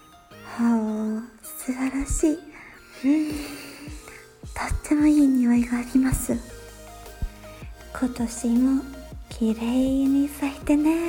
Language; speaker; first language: Japanese; non-native, learner; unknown